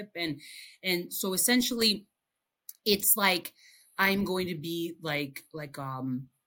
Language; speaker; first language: English; early bilingual, other home language; Spanish